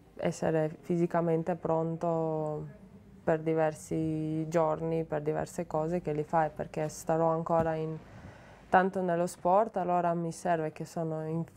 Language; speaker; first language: Italian; non-native, learner; Slovenian